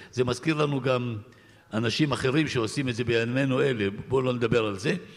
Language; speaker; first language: Hebrew; early bilingual, other home language; Arabic